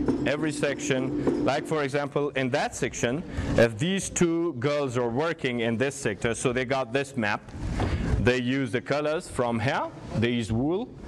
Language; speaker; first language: English; non-native, fluent; Persian